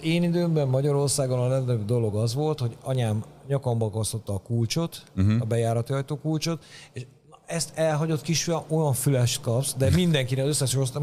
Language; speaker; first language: Hungarian; native; Hungarian